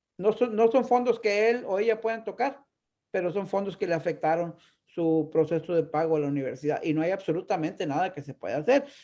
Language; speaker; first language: Spanish; native; Spanish